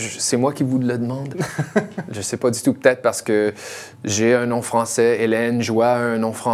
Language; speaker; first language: French; non-native, local second language; English